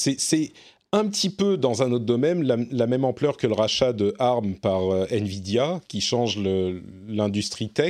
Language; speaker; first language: French; native; French